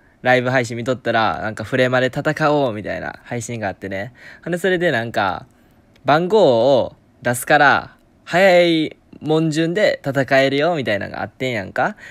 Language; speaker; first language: Japanese; native; Japanese